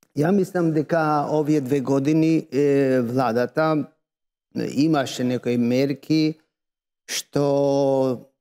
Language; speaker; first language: Macedonian; non-native, local second language; Albanian